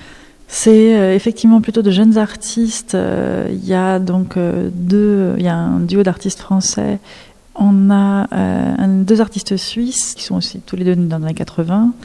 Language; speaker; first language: French; native; French